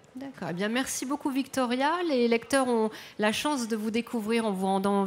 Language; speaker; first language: French; native; French